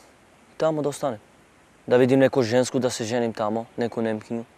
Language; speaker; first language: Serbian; non-native, local second language; Romany